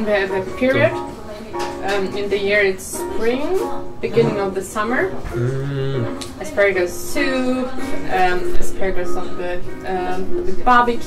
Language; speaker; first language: English; non-native, fluent; German